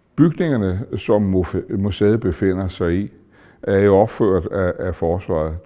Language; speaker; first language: Danish; native; Danish